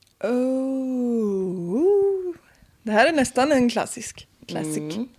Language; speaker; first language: Swedish; native; Swedish